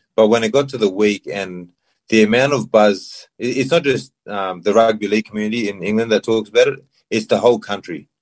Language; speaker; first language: English; early bilingual, other home language; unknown